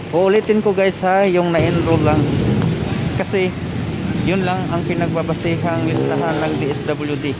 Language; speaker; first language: Filipino; non-native, local second language; Cebuano